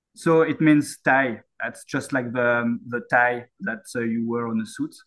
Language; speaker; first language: English; non-native, fluent; French